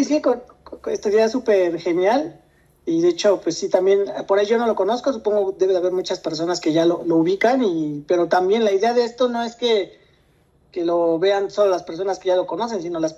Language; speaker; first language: Spanish; native; Spanish